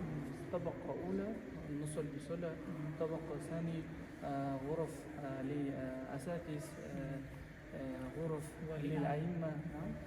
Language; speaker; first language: Arabic; non-native, learner; Kazakh